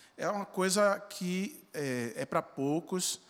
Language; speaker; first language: Portuguese; native; Portuguese